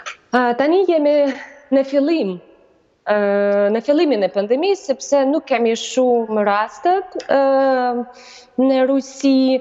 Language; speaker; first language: Albanian; non-native, learner; Russian